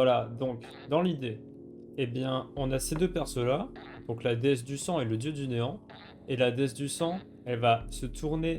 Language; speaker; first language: French; native; French